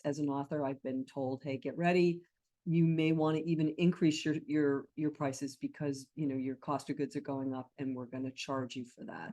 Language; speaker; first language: English; native; English